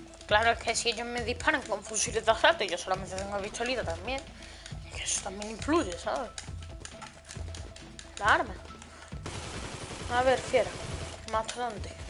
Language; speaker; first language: Spanish; native; Spanish